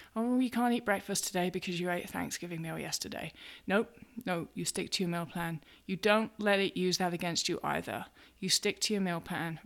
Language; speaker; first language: English; native; English